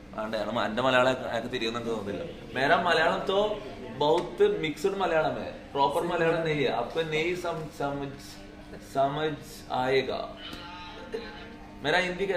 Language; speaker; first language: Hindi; non-native, local second language; Malayalam